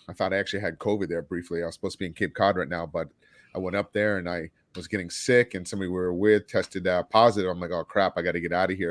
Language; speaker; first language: English; native; English